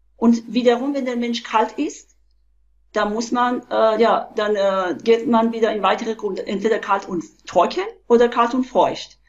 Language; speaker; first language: German; non-native, fluent; Persian